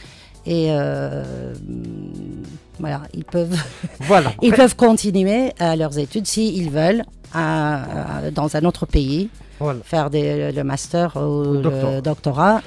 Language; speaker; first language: French; non-native, fluent; Turkish